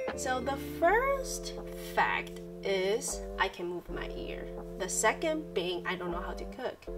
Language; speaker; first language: English; non-native, fluent; Chinese